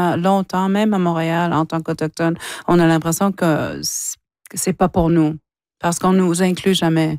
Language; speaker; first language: French; non-native, local second language; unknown